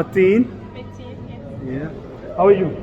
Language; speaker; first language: English; non-native, fluent; Urdu